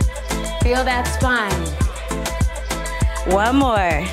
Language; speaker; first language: English; native; English